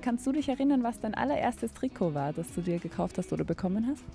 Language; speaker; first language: German; native; German